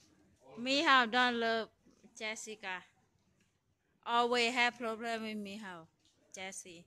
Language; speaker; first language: English; non-native, learner; Thai